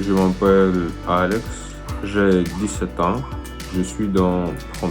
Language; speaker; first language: French; non-native, fluent; Russian